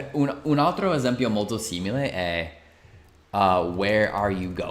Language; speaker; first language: Italian; non-native, fluent; English